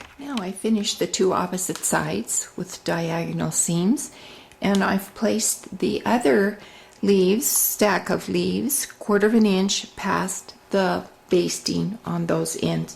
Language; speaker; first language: English; native; English